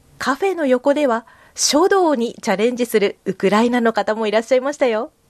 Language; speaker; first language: Japanese; native; Japanese